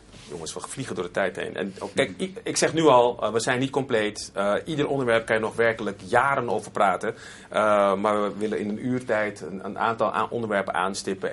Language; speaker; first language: Dutch; native; Dutch